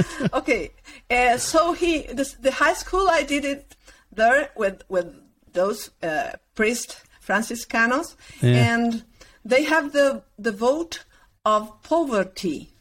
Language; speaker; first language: English; non-native, learner; Spanish